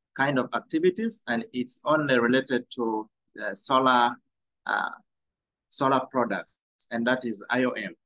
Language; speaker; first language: English; non-native, fluent; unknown